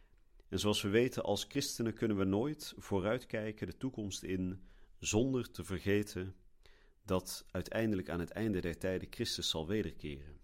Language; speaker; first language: Dutch; native; Dutch